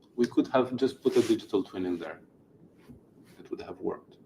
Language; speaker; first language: English; non-native, fluent; Romanian